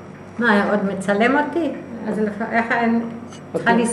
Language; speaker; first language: Hebrew; early bilingual, other home language; German